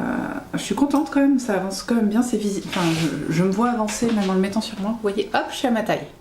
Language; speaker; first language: French; native; French